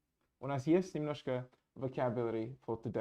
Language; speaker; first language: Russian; non-native, fluent; English